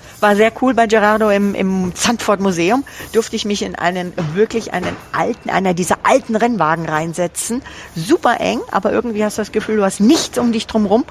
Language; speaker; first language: German; native; German